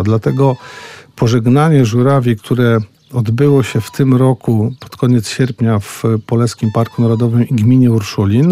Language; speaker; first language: Polish; native; Polish